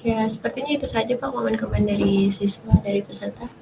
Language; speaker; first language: Indonesian; native; Indonesian